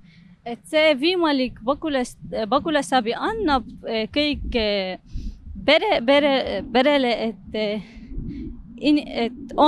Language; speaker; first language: Estonian; non-native, learner; Arabic